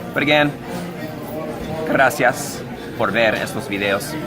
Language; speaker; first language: Spanish; non-native, fluent; English